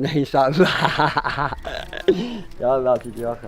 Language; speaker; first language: French; non-native, learner; Arabic